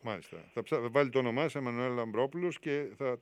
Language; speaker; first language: Greek; native; Greek